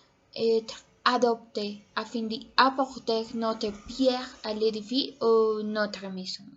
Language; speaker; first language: French; non-native, learner; Spanish